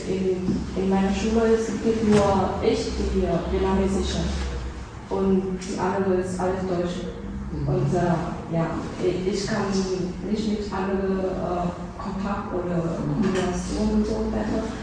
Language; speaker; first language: German; non-native, learner; Vietnamese